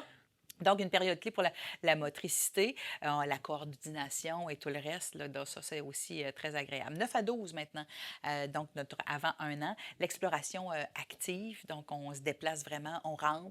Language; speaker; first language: French; native; French